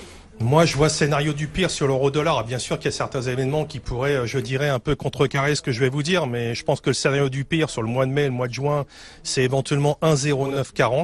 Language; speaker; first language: French; native; French